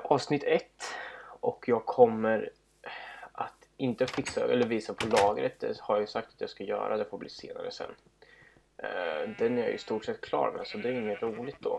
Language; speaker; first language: Swedish; native; Swedish